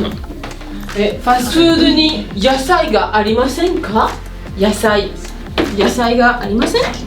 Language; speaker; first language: Japanese; non-native, fluent; French